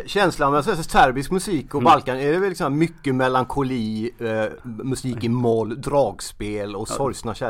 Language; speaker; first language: Swedish; native; Swedish